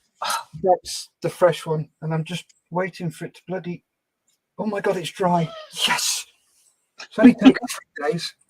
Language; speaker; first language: English; native; English